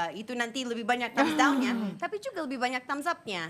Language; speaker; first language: Indonesian; non-native, fluent; English